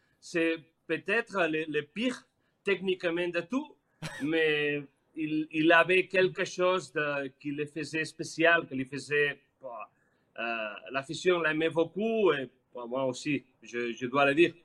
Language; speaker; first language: French; non-native, learner; Spanish